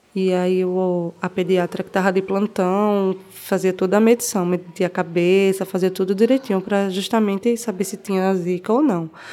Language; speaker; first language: Portuguese; native; Portuguese